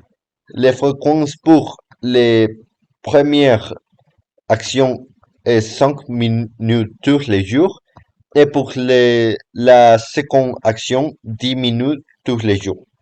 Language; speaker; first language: French; non-native, learner; Spanish